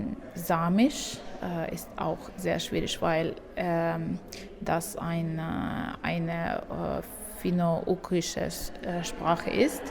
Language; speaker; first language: German; non-native, fluent; Russian